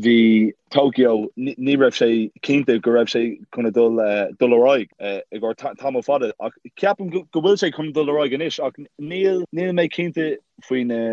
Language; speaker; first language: Irish; non-native, local second language; English